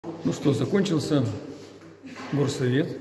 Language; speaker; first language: Russian; native; Russian